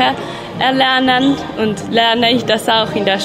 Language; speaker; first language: German; non-native, local second language; Hungarian